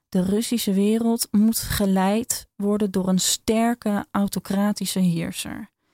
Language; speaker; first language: Dutch; native; Dutch